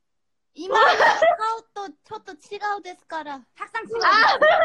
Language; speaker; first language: Japanese; non-native, learner; Korean